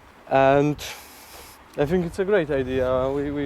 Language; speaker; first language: English; non-native, fluent; Polish